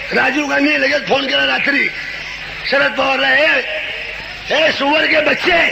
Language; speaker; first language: Hindi; non-native, local second language; Marathi